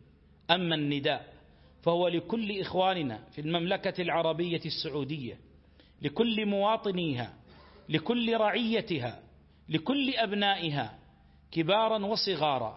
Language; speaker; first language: Arabic; native; Arabic